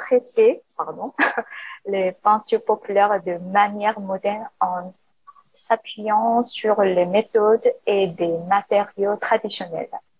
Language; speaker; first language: French; non-native, learner; Korean